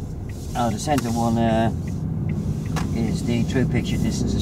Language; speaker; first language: English; native; English